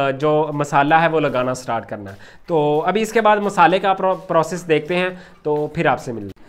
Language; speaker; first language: Urdu; non-native, local second language; Punjabi